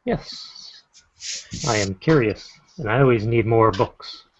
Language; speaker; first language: English; native; English